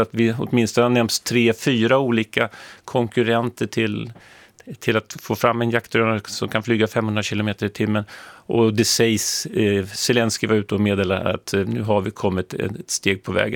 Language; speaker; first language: Swedish; native; Swedish